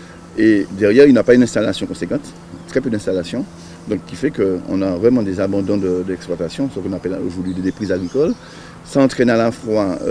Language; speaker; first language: French; native; French